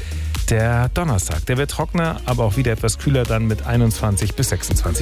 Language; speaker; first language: German; native; German